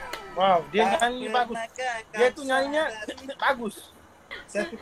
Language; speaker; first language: Indonesian; non-native, local second language; Tetum